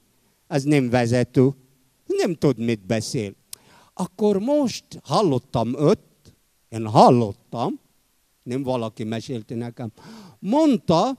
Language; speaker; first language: Hungarian; non-native, fluent; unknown